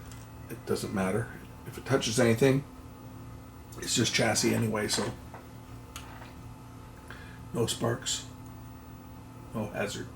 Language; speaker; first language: English; native; English